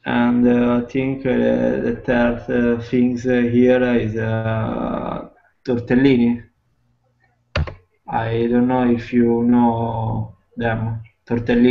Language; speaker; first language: English; non-native, fluent; Italian